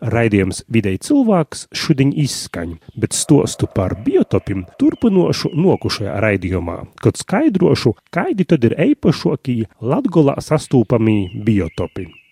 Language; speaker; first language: Latvian; native; Latvian